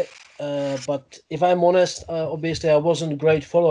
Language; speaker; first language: English; non-native, fluent; Czech